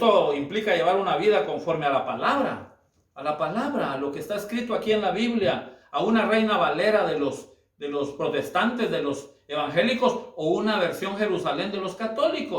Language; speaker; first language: Spanish; native; Spanish